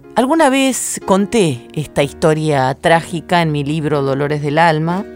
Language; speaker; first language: Spanish; native; Spanish